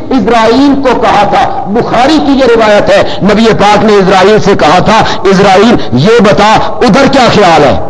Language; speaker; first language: Urdu; non-native, local second language; Punjabi